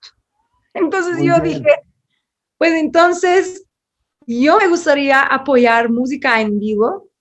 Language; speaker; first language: Spanish; non-native, learner; English